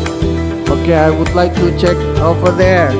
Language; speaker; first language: English; non-native, fluent; Indonesian